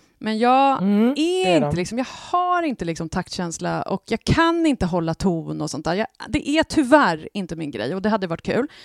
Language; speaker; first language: Swedish; native; Swedish